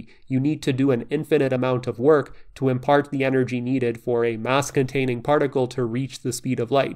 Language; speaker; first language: English; native; English